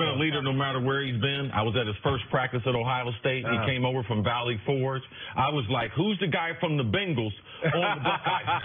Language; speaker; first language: English; native; English